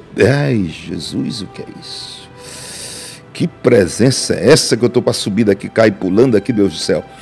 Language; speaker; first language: Portuguese; native; Portuguese